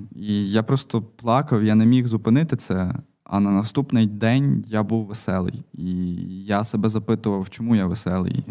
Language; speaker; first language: Ukrainian; non-native, local second language; Russian